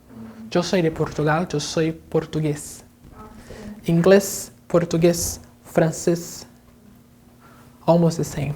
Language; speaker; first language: Spanish; non-native, fluent; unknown